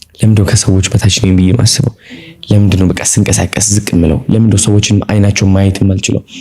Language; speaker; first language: Amharic; non-native, local second language; Tigrinya